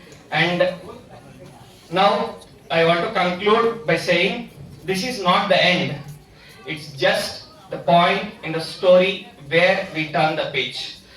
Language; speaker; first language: English; non-native, local second language; Telugu